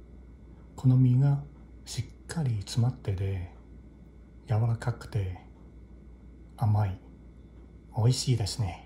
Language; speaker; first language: Japanese; non-native, fluent; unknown